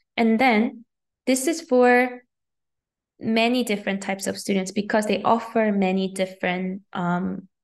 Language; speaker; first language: English; native; English